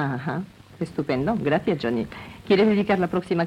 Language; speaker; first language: Spanish; non-native, local second language; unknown